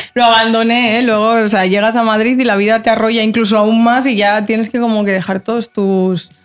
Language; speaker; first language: Spanish; early bilingual, other home language; Portuguese